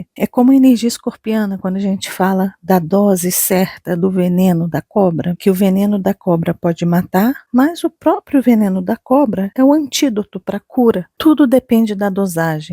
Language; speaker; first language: Portuguese; native; Portuguese